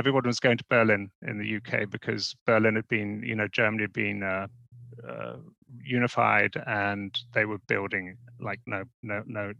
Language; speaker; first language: English; native; English